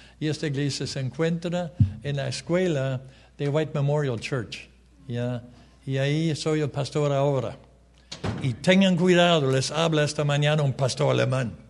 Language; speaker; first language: Spanish; early bilingual, other home language; German